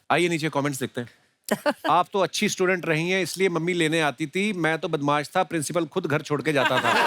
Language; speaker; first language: Hindi; non-native, local second language; Punjabi